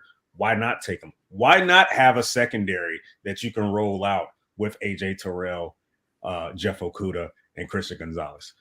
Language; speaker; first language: English; native; English